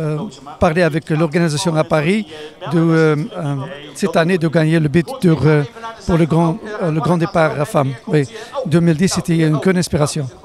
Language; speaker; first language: French; non-native, fluent; Riffian